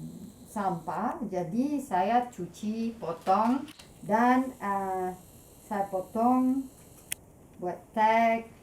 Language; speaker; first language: Indonesian; non-native, fluent; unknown